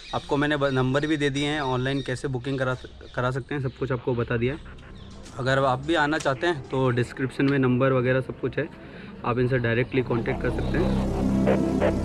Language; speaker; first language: Hindi; native; Hindi